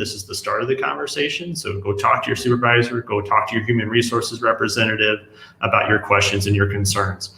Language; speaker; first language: English; native; English